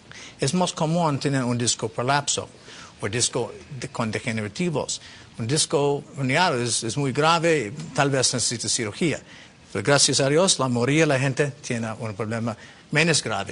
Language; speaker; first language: Spanish; non-native, learner; English